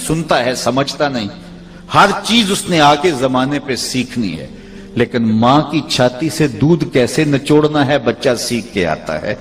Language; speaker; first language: Urdu; non-native, local second language; Punjabi